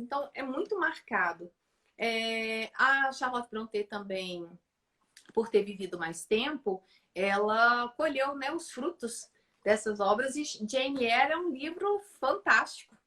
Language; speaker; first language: Portuguese; native; Portuguese